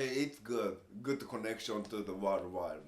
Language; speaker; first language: English; non-native, learner; Japanese